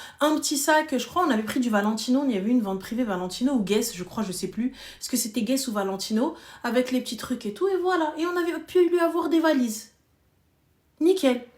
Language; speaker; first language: French; early bilingual, other home language; Arabic